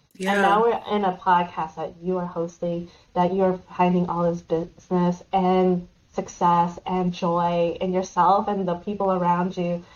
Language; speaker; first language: English; native; English